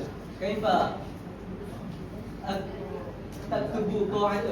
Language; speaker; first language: Arabic; non-native, learner; Malay